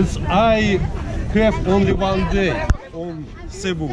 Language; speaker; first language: English; non-native, learner; Russian